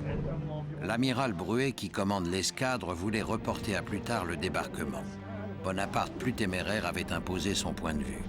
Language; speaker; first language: French; native; French